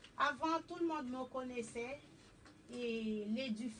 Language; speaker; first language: French; native; French